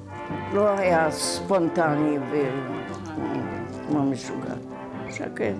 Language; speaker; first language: Hebrew; non-native, fluent; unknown